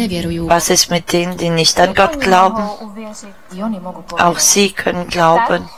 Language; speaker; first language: German; non-native, fluent; Czech